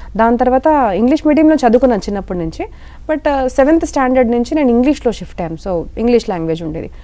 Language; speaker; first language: Telugu; non-native, local second language; Marathi